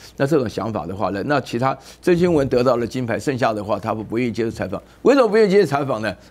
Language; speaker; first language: Chinese; native; Chinese